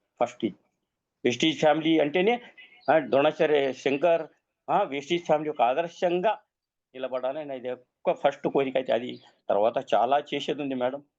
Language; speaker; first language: Telugu; native; Telugu